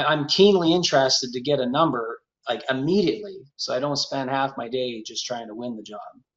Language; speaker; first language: English; native; English